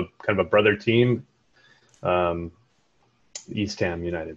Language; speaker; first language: English; native; English